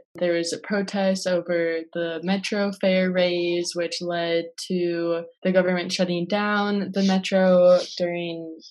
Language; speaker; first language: English; native; English